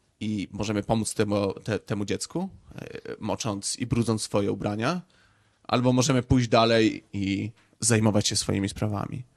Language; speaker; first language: Polish; native; Polish